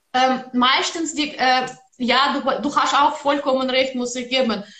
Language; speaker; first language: German; non-native, learner; Russian